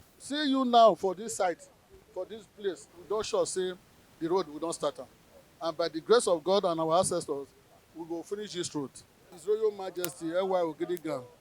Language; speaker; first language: Nigerian Pidgin; non-native, local second language; Bini